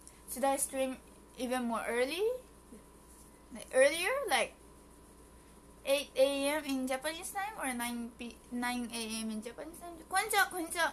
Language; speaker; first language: English; early bilingual, other home language; Japanese